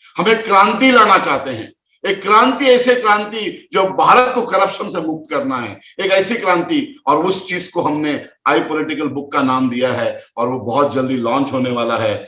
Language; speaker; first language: Hindi; non-native, local second language; Konkani